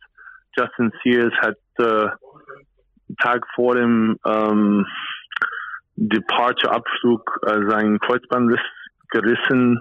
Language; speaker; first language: German; non-native, fluent; English